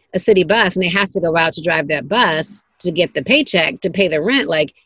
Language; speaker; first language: English; native; English